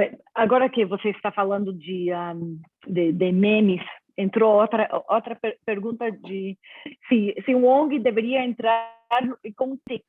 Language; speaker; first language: Portuguese; non-native, fluent; Spanish